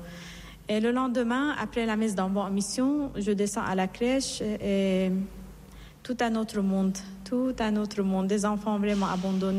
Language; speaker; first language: French; non-native, fluent; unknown